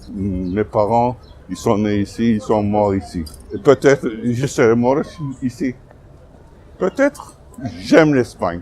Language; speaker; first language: French; non-native, fluent; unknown